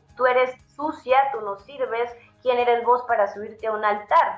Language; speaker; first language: Spanish; native; Spanish